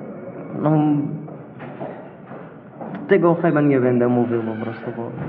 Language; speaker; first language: Polish; non-native, learner; Arabic